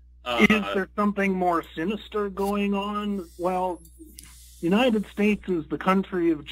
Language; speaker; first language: English; native; English